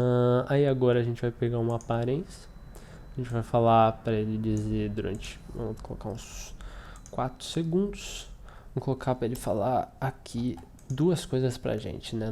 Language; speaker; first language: Portuguese; native; Portuguese